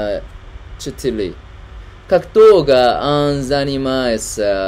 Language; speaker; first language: Russian; non-native, learner; Chinese